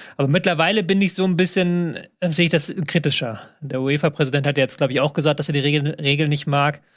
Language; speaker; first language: German; native; German